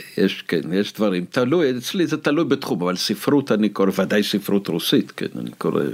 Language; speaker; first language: Hebrew; non-native, fluent; Russian